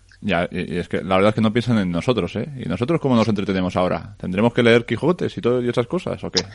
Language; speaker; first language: Spanish; native; Spanish